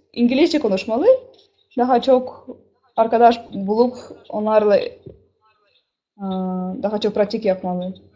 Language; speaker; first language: Turkish; non-native, learner; Russian